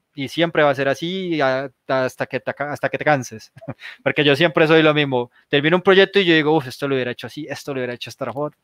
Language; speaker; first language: Spanish; native; Spanish